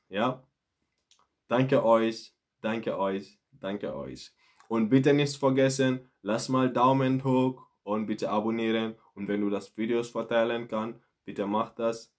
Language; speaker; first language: German; non-native, learner; Mandingo